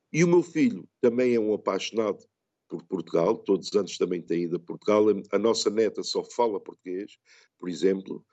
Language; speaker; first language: Portuguese; early bilingual, heritage; Portuguese